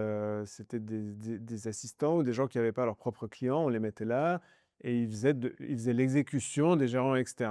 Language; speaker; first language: French; native; French